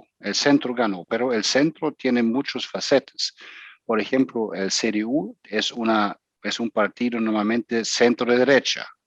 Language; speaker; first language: Spanish; non-native, fluent; German